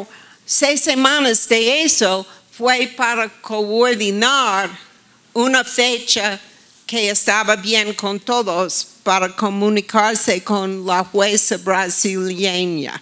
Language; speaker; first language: Spanish; non-native, fluent; English